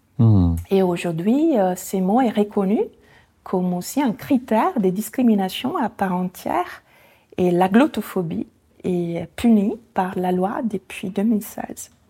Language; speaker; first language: French; non-native, fluent; Italian